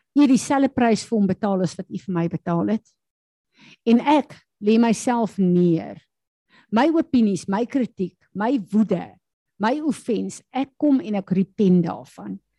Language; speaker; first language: Afrikaans; native; Afrikaans